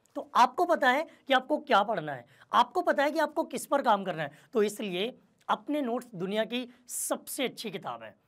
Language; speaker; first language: Hindi; native; Hindi